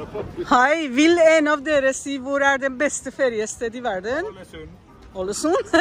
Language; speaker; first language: Norwegian; non-native, learner; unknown